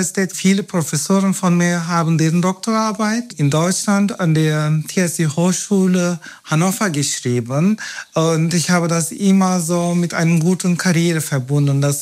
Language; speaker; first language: German; non-native, fluent; Turkish